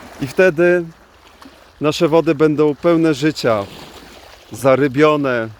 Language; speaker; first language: Polish; native; Polish